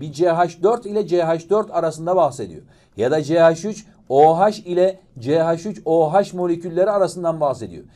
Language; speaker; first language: Turkish; native; Turkish